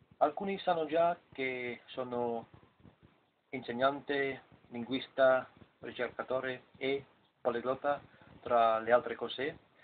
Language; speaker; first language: Italian; non-native, fluent; English